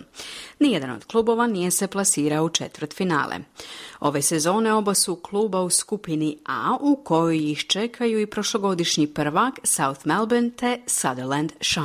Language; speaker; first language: Croatian; native; Croatian